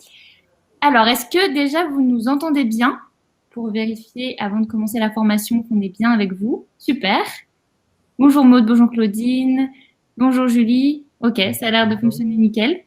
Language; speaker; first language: French; native; French